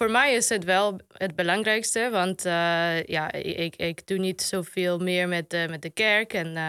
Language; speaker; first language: Dutch; non-native, fluent; Polish